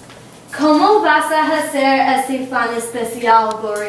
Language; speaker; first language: Spanish; non-native, learner; English